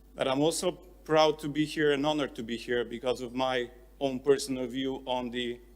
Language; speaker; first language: English; non-native, fluent; Slovenian